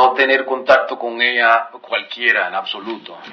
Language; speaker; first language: Spanish; native; Spanish